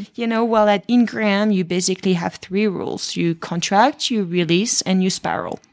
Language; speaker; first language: English; non-native, fluent; French